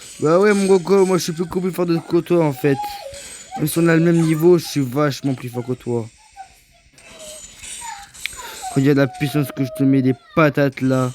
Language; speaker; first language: French; native; French